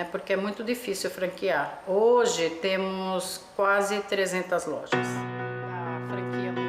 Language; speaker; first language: Portuguese; early bilingual, other home language; Korean